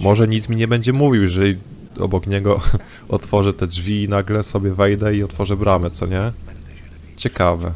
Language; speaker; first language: Polish; native; Polish